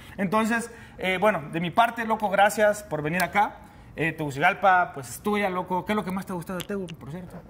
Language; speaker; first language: Spanish; native; Spanish